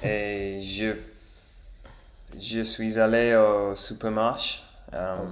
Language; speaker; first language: French; non-native, learner; English